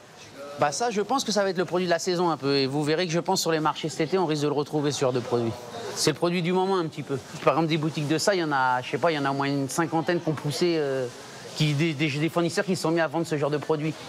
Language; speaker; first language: French; native; French